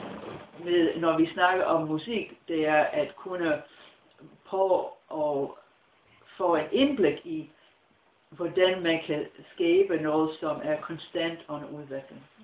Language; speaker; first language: Danish; non-native, fluent; English